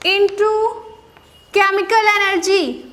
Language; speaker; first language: English; non-native, local second language; Hindi